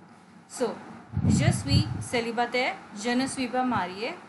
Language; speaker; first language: French; non-native, fluent; Hindi